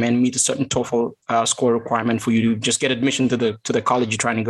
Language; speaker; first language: English; non-native, local second language; Kalenjin